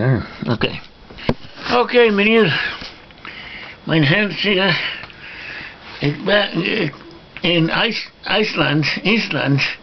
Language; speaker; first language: Dutch; non-native, learner; Spanish